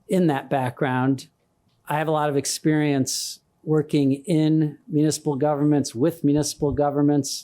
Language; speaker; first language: English; native; English